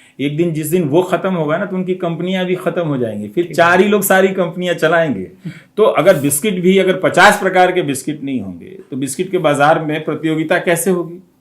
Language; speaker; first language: Hindi; non-native, local second language; Bhojpuri